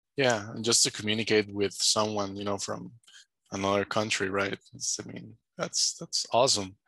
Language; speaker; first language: English; non-native, fluent; Spanish